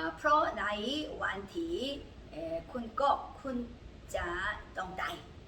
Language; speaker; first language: Thai; non-native, learner; Korean